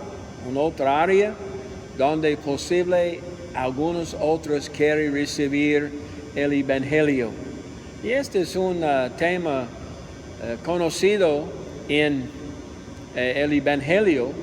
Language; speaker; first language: Spanish; non-native, learner; English